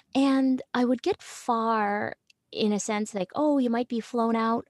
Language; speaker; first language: English; native; English